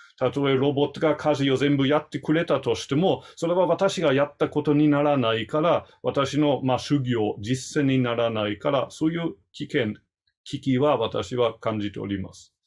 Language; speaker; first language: Japanese; non-native, fluent; German